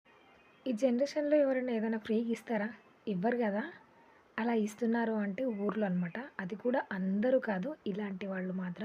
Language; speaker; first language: Telugu; native; Telugu